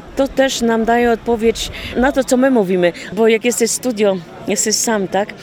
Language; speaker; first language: Polish; native; Polish